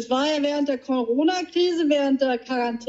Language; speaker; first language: German; native; German